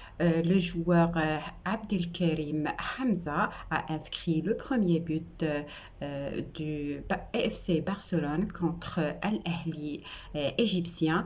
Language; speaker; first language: French; non-native, local second language; Arabic